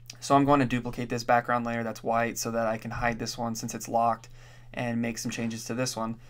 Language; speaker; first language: English; native; English